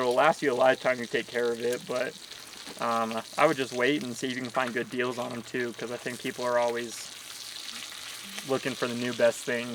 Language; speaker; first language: English; native; English